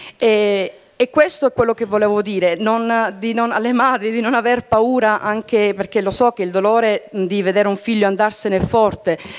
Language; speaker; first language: Italian; early bilingual, heritage; Italian